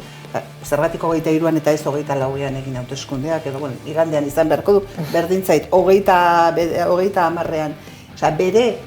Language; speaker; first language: Basque; native; Basque